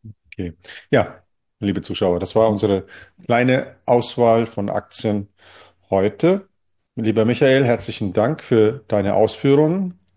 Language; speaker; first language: German; native; German